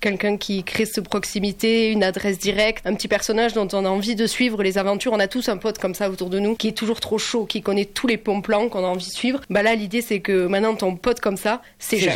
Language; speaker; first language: French; native; French